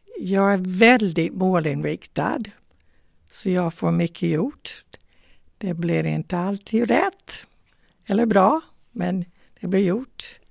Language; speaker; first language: Swedish; non-native, fluent; English